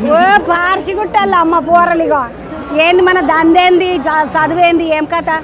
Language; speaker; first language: Telugu; native; Telugu